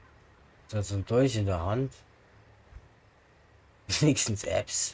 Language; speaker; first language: German; native; German